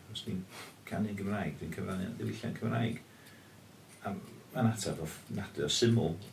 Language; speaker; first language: Welsh; early bilingual, heritage; Welsh